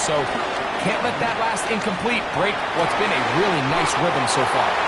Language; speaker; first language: English; native; English